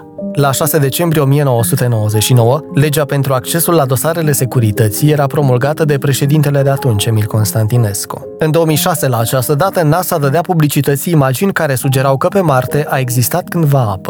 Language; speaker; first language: Romanian; native; Romanian